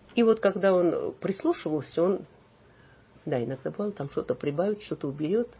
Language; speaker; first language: Russian; non-native, local second language; Armenian